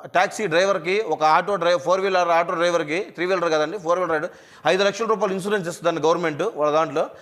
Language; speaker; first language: Telugu; native; Telugu